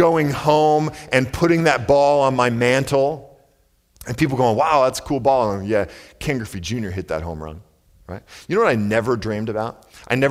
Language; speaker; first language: English; native; English